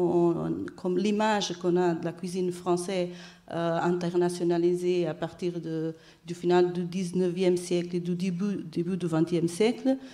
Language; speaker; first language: French; non-native, fluent; Portuguese